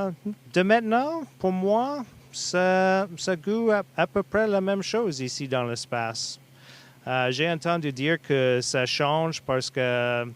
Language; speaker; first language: French; non-native, learner; English